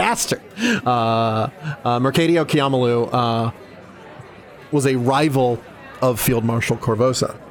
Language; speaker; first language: English; native; English